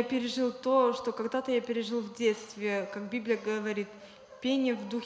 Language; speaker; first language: Polish; non-native, learner; Russian